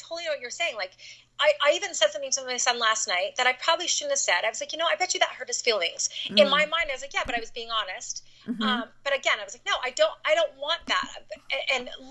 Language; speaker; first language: English; native; English